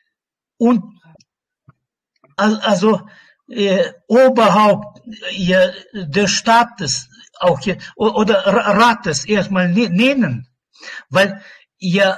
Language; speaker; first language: German; non-native, learner; Russian